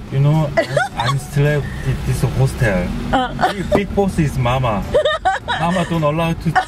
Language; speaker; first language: English; non-native, learner; Korean